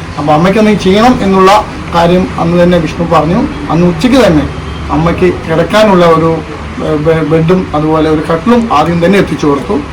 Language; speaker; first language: Malayalam; native; Malayalam